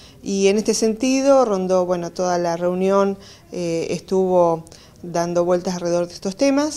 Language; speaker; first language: Spanish; native; Spanish